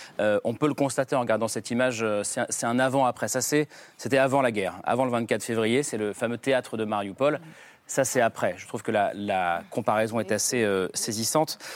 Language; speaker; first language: French; native; French